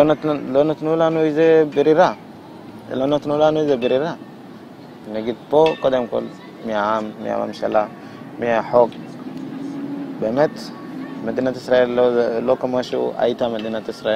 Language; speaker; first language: Hebrew; non-native, learner; Tigrinya